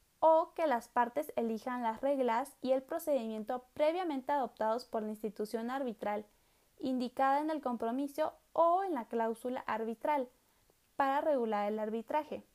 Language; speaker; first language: Spanish; native; Spanish